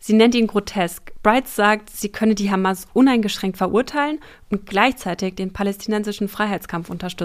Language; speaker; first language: German; native; German